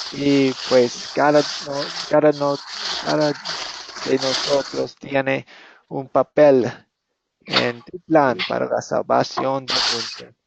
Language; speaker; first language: Spanish; non-native, fluent; English